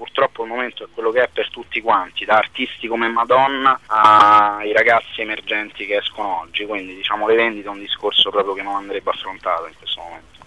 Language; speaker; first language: Italian; native; Italian